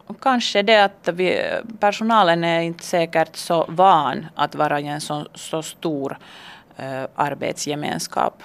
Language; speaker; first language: Swedish; non-native, local second language; Finnish